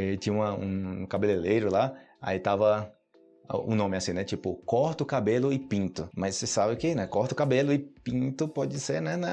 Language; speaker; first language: Portuguese; native; Portuguese